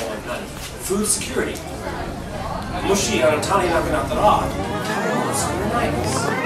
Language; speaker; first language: Japanese; non-native, learner; English